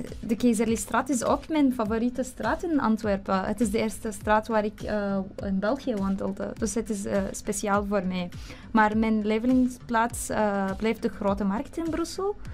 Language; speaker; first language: Dutch; non-native, learner; Arabic